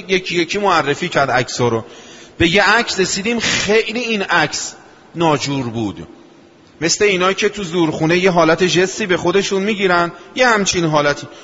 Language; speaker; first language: Persian; non-native, local second language; Azerbaijani